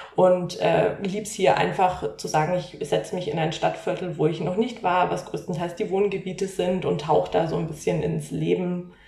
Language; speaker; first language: German; native; German